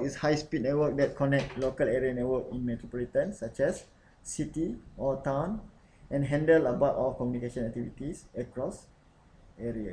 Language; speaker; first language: English; non-native, local second language; Malay